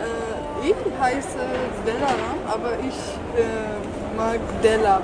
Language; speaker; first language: German; non-native, learner; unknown